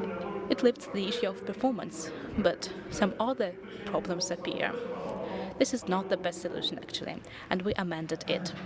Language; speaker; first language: English; non-native, fluent; Russian